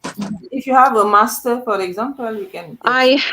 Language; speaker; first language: English; non-native, learner; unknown